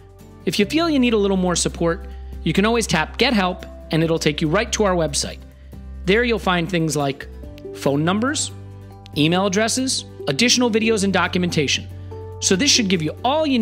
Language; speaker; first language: English; native; English